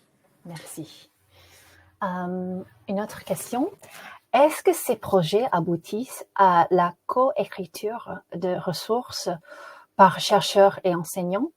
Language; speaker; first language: French; non-native, fluent; English